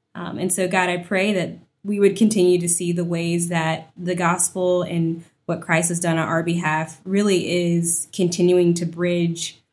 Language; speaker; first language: English; native; English